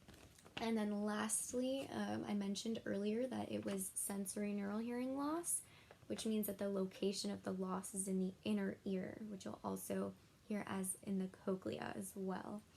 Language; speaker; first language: English; native; English